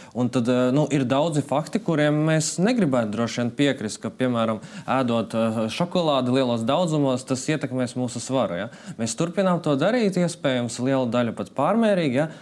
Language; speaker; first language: Latvian; non-native, local second language; Russian